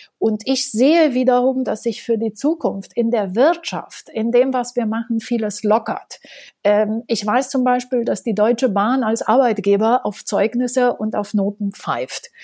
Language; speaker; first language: German; non-native, fluent; Romanian